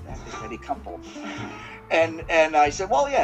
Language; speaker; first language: English; native; English